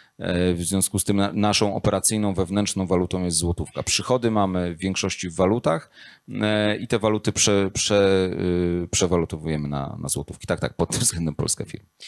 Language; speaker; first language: Polish; native; Polish